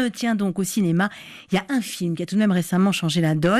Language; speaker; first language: French; native; French